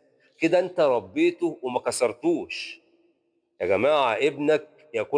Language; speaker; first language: Arabic; native; Arabic